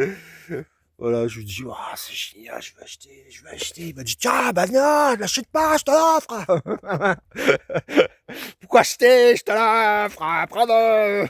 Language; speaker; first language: French; native; French